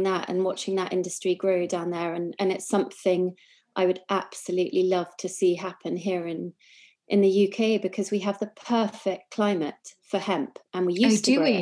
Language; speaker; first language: English; native; English